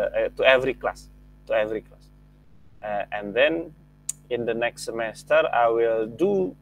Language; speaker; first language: English; non-native, fluent; Indonesian